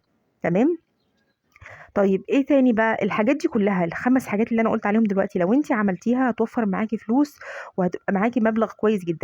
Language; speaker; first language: Arabic; native; Arabic